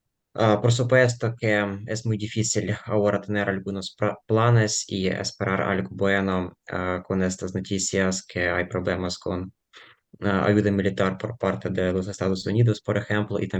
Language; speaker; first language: Spanish; non-native, fluent; Ukrainian